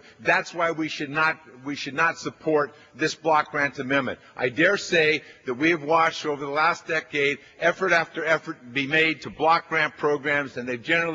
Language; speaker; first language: English; native; English